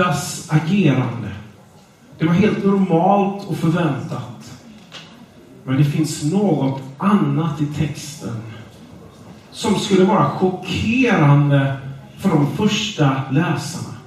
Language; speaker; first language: Swedish; non-native, fluent; English